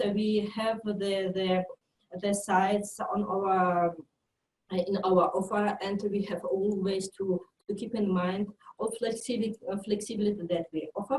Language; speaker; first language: English; non-native, fluent; French